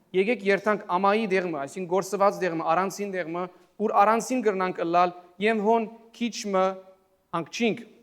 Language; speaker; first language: Armenian; early bilingual, heritage; Armenian